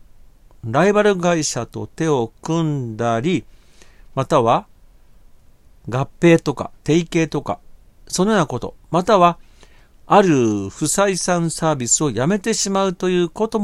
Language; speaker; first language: Japanese; native; Japanese